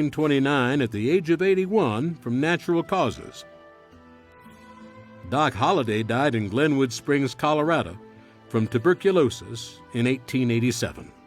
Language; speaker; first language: English; native; English